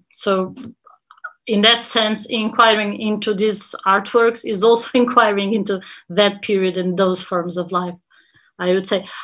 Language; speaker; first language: English; non-native, fluent; Portuguese